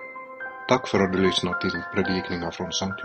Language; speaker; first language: Swedish; native; Swedish